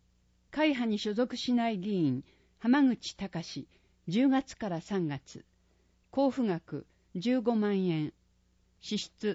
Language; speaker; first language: Japanese; native; Japanese